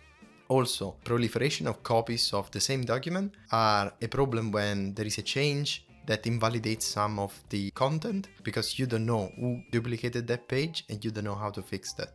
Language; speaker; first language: English; non-native, fluent; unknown